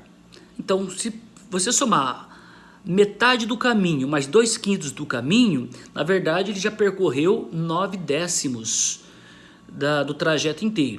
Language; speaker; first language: Portuguese; native; Portuguese